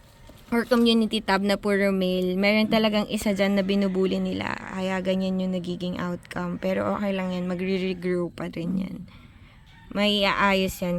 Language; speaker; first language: Filipino; native; Filipino